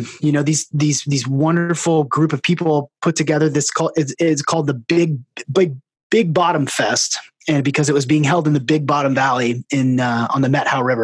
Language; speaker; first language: English; native; English